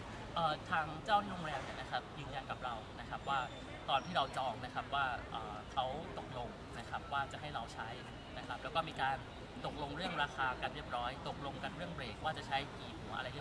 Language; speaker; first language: Thai; native; Thai